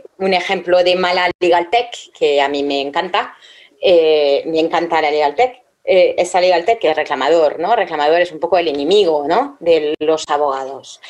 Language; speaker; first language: Spanish; non-native, fluent; French